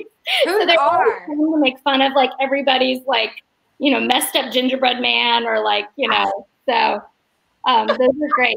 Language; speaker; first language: English; native; English